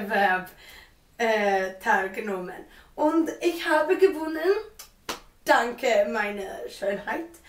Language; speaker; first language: German; non-native, learner; Swedish